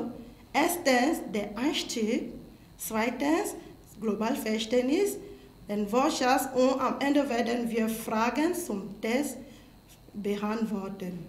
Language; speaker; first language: German; non-native, fluent; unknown